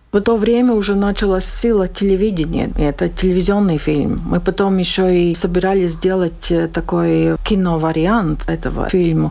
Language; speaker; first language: Russian; non-native, local second language; Latvian